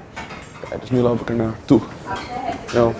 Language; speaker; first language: German; non-native, learner; Dutch